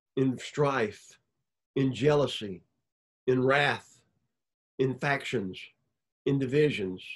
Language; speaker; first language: English; native; English